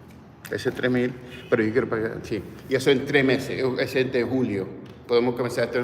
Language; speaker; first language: Spanish; early bilingual, heritage; English